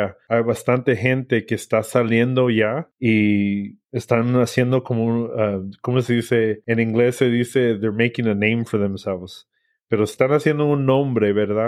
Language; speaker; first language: Spanish; early bilingual, heritage; English